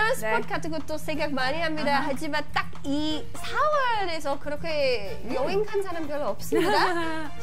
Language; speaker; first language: Korean; non-native, learner; English